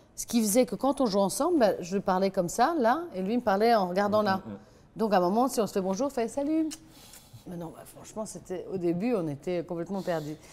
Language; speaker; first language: French; native; French